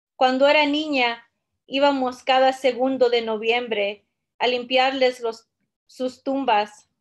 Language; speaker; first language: Spanish; early bilingual, heritage; Spanish